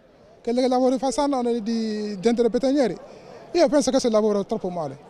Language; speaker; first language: Italian; non-native, learner; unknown